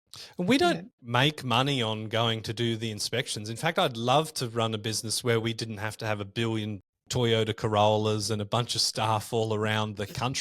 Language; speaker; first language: English; native; English